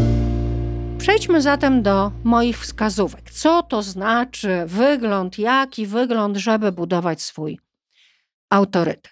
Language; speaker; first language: Polish; native; Polish